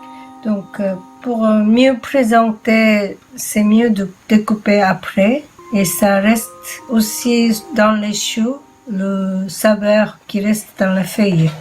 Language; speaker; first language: French; non-native, fluent; Korean